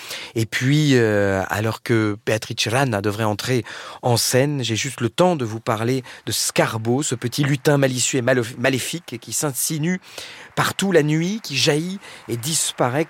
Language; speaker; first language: French; native; French